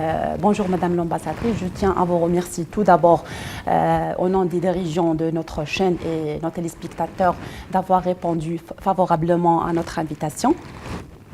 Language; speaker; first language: French; non-native, local second language; Arabic